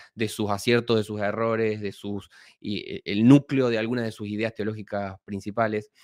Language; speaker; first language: Spanish; native; Spanish